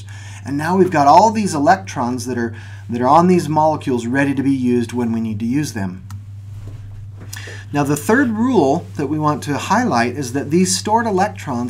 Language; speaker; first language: English; native; English